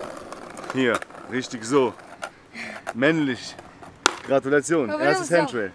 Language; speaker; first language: German; native; German